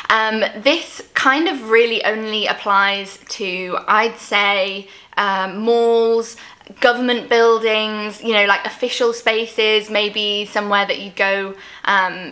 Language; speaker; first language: English; native; English